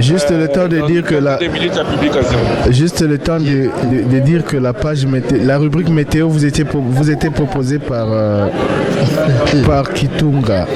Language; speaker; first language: French; non-native, local second language; Lingala